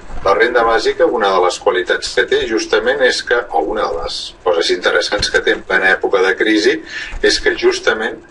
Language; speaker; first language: Catalan; native; Catalan